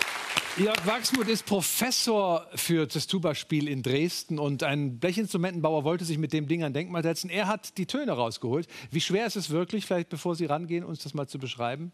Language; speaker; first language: German; native; German